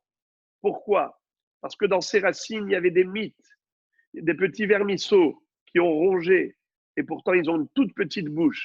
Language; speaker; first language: French; native; French